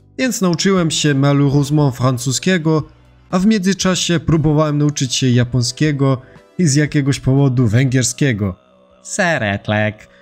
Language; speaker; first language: Polish; non-native, fluent; Serbian